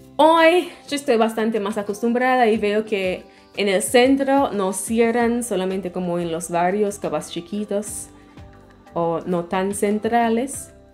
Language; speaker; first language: Spanish; non-native, fluent; English